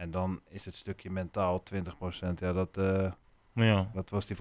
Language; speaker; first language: Dutch; native; Dutch